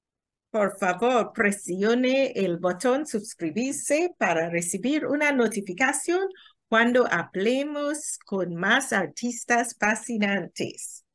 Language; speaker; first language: Spanish; non-native, fluent; English